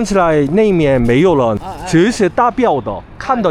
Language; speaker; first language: Chinese; non-native, learner; Korean